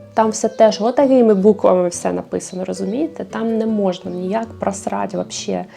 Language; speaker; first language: Ukrainian; native; Ukrainian